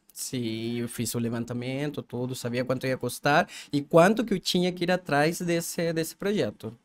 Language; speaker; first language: Portuguese; non-native, fluent; Spanish